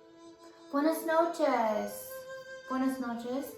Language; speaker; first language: Spanish; non-native, learner; English